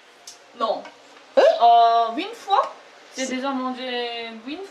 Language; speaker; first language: French; non-native, learner; Korean